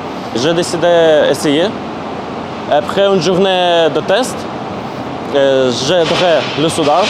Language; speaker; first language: French; non-native, learner; Ukrainian